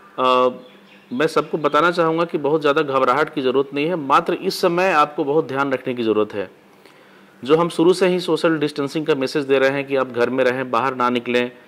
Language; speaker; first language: Hindi; native; Hindi